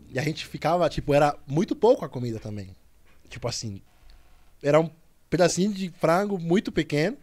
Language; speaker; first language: Portuguese; non-native, fluent; Spanish